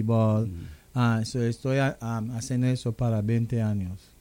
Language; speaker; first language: Spanish; non-native, local second language; English